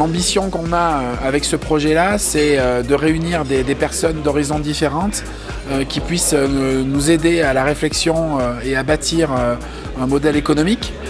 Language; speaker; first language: French; native; French